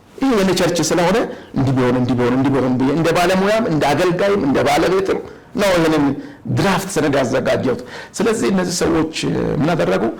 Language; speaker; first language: Amharic; non-native, local second language; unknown